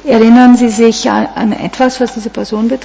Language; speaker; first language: German; non-native, fluent; Italian